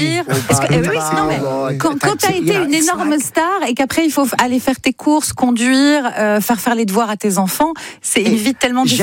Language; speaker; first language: French; native; French